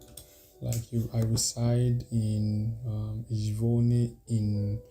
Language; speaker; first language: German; non-native, learner; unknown